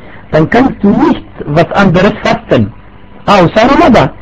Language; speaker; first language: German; non-native, fluent; Arabic